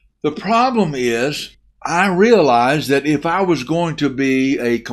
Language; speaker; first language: English; native; English